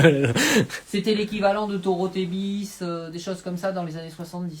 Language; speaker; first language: French; native; French